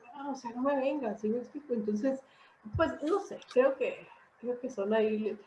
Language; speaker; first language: Spanish; native; Spanish